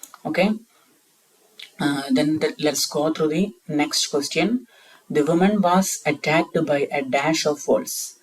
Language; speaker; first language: English; non-native, local second language; Malayalam